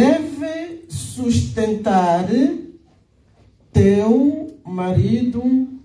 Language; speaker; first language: Portuguese; non-native, local second language; Lingala